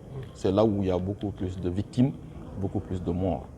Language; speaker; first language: French; non-native, local second language; Wolof